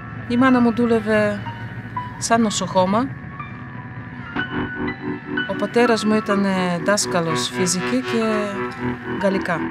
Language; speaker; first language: Greek; non-native, fluent; Bulgarian